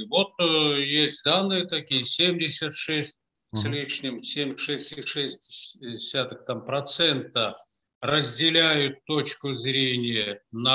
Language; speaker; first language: Russian; native; Russian